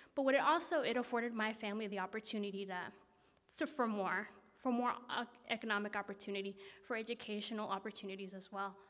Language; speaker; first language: English; native; English